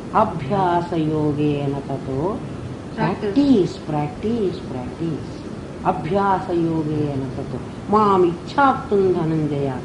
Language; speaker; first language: Hindi; non-native, local second language; Telugu